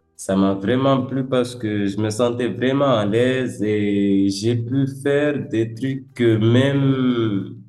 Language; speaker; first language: French; early bilingual, other home language; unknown